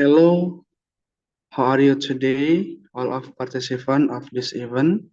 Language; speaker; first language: English; non-native, learner; Indonesian